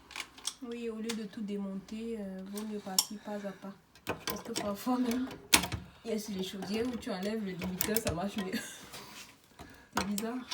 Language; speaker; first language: French; native; French